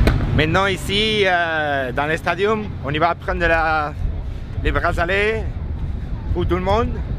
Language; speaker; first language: French; non-native, learner; Spanish